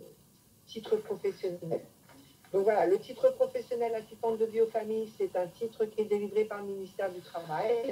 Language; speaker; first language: French; native; French